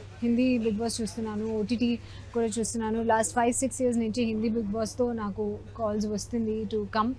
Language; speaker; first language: Telugu; non-native, learner; Hindi